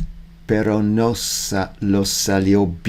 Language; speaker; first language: Spanish; non-native, learner; English